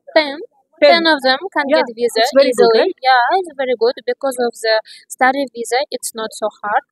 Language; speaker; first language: English; non-native, learner; Kazakh